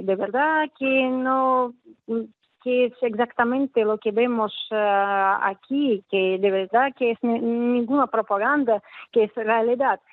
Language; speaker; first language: Spanish; non-native, fluent; Russian